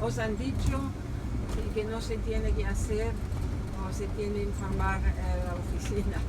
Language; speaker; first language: Spanish; non-native, learner; German